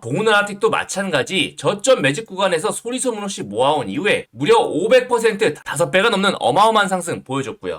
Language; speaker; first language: Korean; native; Korean